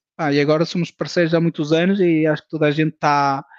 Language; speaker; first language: Portuguese; early bilingual, heritage; French